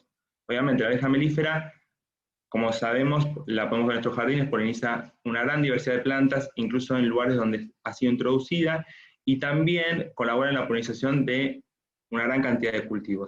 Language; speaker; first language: Spanish; native; Spanish